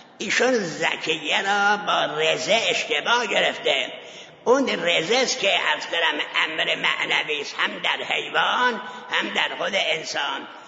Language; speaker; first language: Persian; non-native, local second language; Azerbaijani